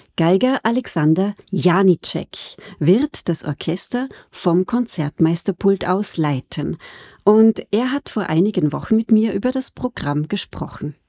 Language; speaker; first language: German; native; German